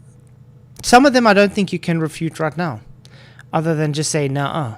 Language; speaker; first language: English; native; English